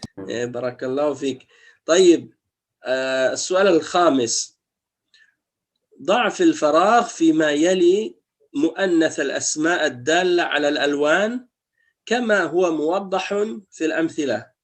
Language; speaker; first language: Arabic; non-native, fluent; French